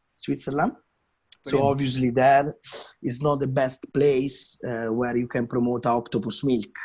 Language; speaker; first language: English; non-native, fluent; Italian